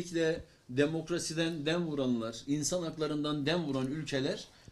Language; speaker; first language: Turkish; native; Turkish